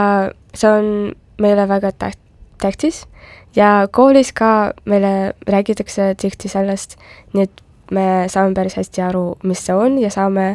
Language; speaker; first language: Estonian; non-native, local second language; Russian